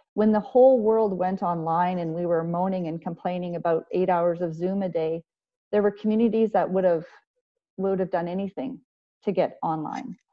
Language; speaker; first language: English; native; English